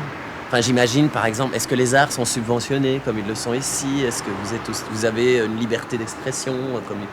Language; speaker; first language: French; native; French